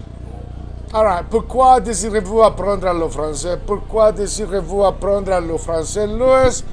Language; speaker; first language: French; non-native, fluent; Spanish